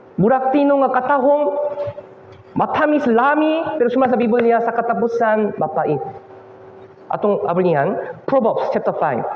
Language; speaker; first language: Cebuano; non-native, fluent; Korean